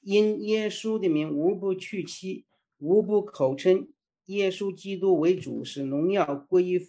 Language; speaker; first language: Chinese; native; Chinese